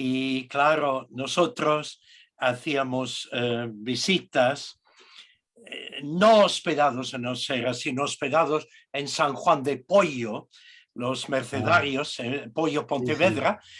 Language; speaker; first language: Spanish; non-native, fluent; English